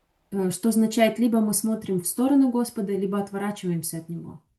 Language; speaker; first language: Russian; native; Russian